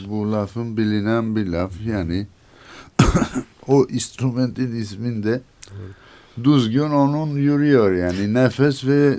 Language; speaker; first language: Turkish; non-native, learner; Armenian